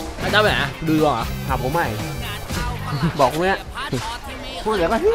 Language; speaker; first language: Thai; native; Thai